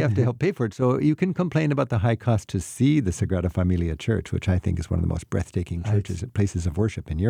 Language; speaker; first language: English; native; English